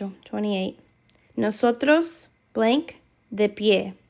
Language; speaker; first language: Spanish; non-native, fluent; English